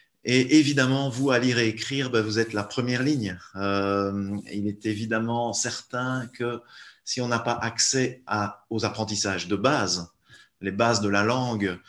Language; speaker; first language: French; native; French